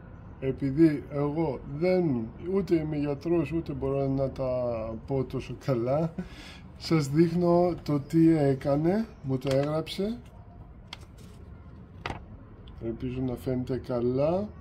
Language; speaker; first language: Greek; early bilingual, heritage; Greek